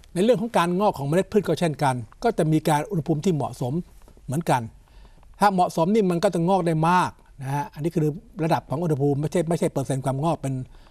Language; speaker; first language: Thai; native; Thai